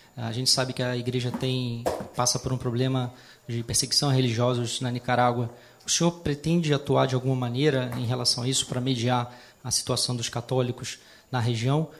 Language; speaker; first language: Portuguese; native; Portuguese